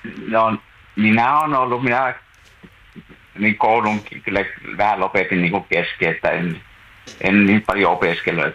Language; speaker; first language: Finnish; native; Finnish